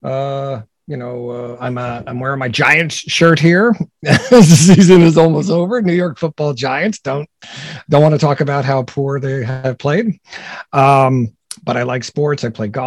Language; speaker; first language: English; native; English